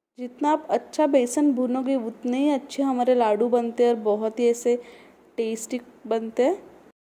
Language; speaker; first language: Hindi; non-native, local second language; Marathi